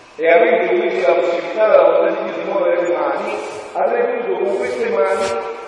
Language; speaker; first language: Italian; native; Italian